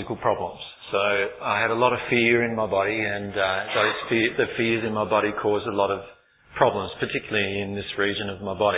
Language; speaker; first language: English; native; English